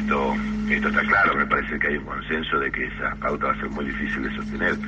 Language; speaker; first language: Spanish; native; Spanish